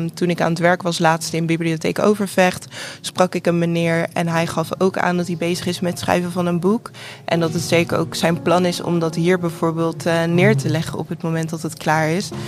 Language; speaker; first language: Dutch; native; Dutch